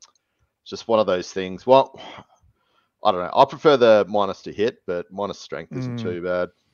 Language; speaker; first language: English; native; English